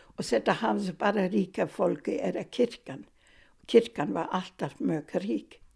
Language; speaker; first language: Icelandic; non-native, fluent; German